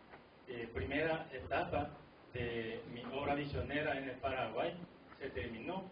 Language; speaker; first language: Spanish; non-native, fluent; Korean